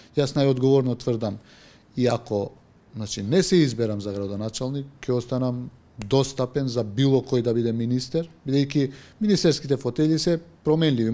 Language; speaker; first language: Macedonian; non-native, local second language; Albanian